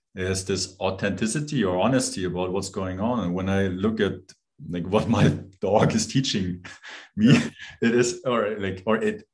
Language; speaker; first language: English; non-native, fluent; German